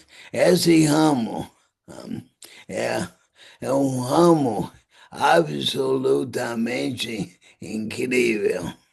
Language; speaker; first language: Portuguese; non-native, fluent; English